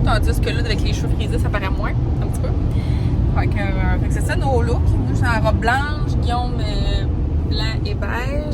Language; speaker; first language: French; native; French